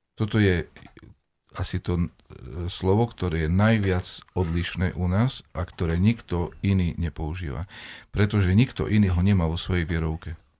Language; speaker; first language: Slovak; native; Slovak